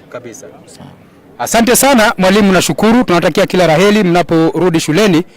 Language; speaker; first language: Swahili; non-native, local second language; Gusii